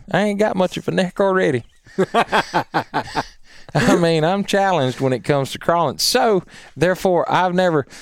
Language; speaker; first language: English; native; English